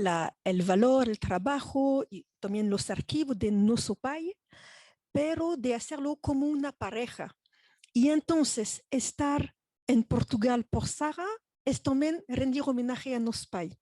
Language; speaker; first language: Spanish; non-native, fluent; French